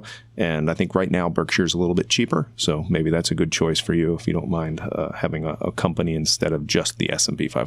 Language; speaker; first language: English; native; English